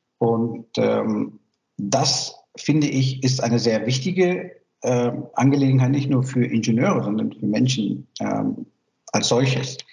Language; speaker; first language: German; early bilingual, other home language; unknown